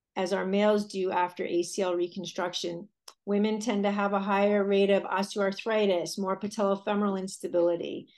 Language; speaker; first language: English; native; English